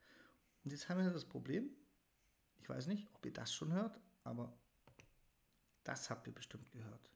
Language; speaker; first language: German; native; German